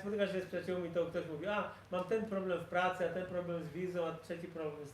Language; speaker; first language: Polish; native; Polish